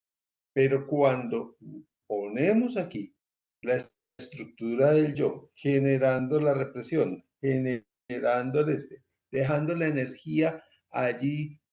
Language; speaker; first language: Spanish; native; Spanish